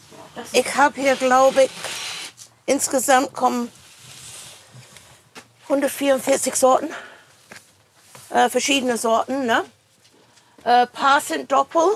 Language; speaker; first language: German; non-native, fluent; English